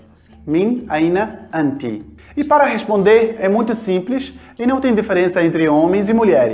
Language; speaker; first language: Portuguese; non-native, fluent; Arabic